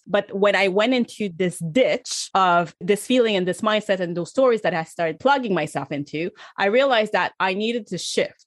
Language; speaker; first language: English; native; English